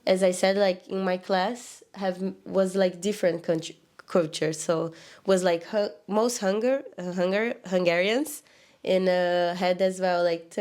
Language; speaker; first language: English; non-native, learner; Portuguese